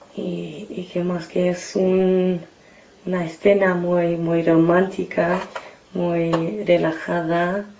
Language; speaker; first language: Spanish; non-native, fluent; English